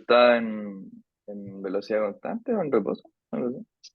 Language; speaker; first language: Spanish; native; Spanish